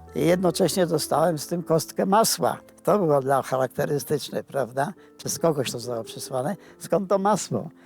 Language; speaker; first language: Polish; native; Polish